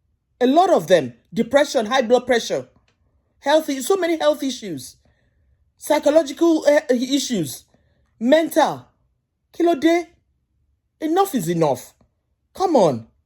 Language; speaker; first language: English; non-native, local second language; Yoruba